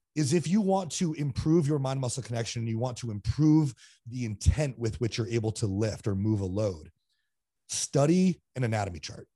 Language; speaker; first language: English; native; English